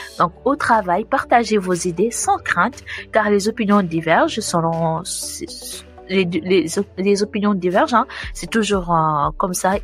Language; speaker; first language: French; non-native, local second language; Wolof